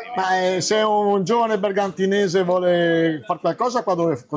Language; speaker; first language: Italian; native; Italian